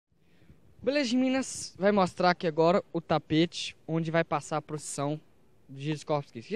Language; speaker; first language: Portuguese; native; Portuguese